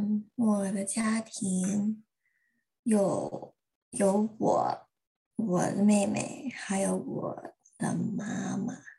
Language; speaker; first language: Chinese; early bilingual, heritage; Chinese